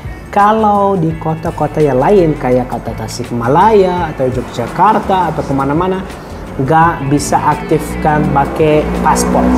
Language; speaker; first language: Indonesian; non-native, fluent; Arabic